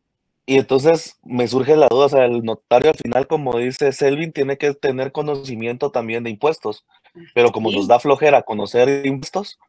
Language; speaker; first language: Spanish; native; Spanish